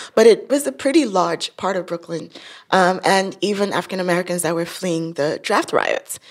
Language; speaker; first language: English; non-native, local second language; Yoruba